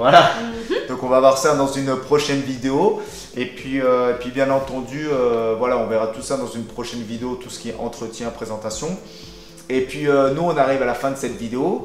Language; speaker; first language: French; native; French